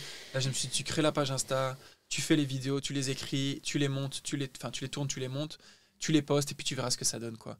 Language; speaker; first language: French; native; French